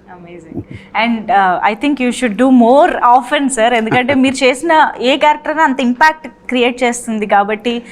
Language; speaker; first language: Telugu; native; Telugu